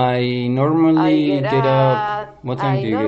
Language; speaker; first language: English; non-native, fluent; Spanish